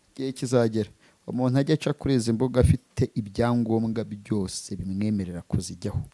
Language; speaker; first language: Kinyarwanda; native; Kinyarwanda